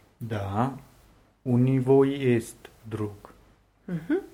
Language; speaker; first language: Russian; non-native, learner; German